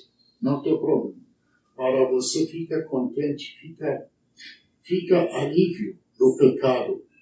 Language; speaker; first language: Portuguese; non-native, learner; Arabic